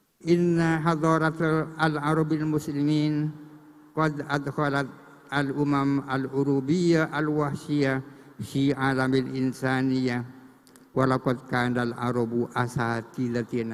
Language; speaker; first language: Arabic; non-native, fluent; Indonesian